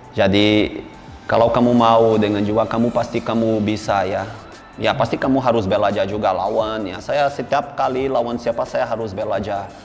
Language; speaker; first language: Indonesian; non-native, fluent; Portuguese